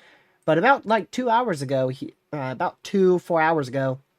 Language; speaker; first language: English; native; English